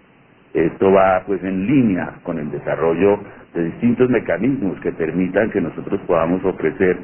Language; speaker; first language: Spanish; native; Spanish